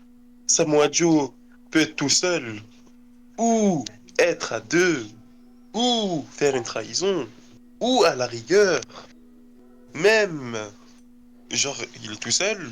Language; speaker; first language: French; native; French